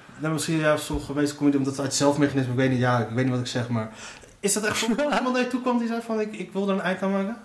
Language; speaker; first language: Dutch; early bilingual, other home language; Riffian